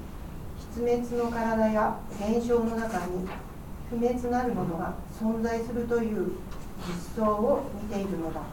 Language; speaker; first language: Japanese; native; Japanese